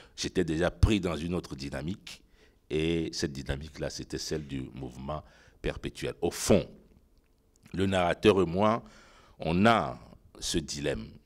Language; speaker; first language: French; non-native, local second language; Ewe